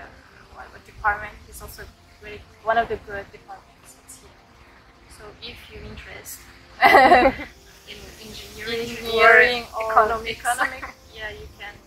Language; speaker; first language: English; non-native, learner; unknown